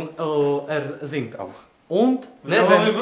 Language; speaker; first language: German; non-native, learner; Slovak